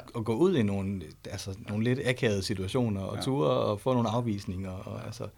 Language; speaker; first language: Danish; native; Danish